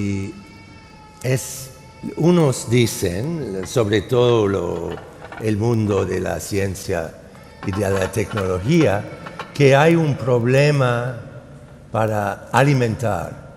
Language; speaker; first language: Spanish; non-native, fluent; English